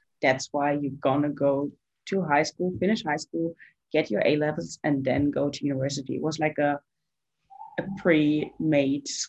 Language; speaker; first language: English; non-native, fluent; German